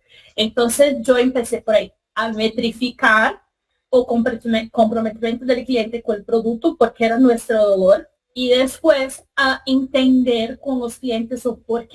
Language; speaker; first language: Spanish; non-native, fluent; Portuguese